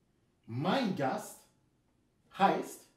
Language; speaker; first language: German; early bilingual, other home language; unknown